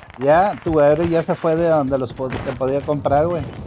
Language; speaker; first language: Spanish; native; Spanish